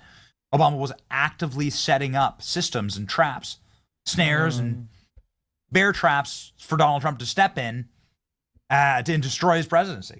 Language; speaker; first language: English; native; English